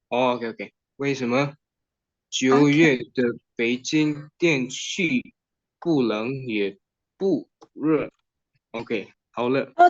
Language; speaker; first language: Chinese; non-native, learner; Indonesian